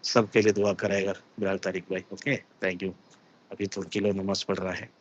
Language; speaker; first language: Hindi; non-native, local second language; Malayalam